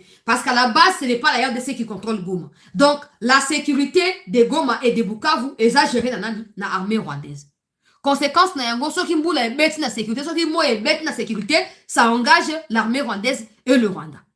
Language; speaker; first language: French; non-native, local second language; Lingala